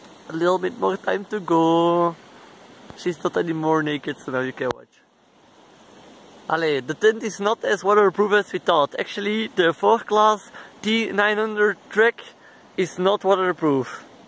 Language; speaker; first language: English; non-native, fluent; Dutch